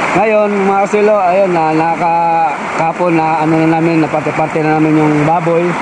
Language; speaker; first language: Filipino; non-native, local second language; Cebuano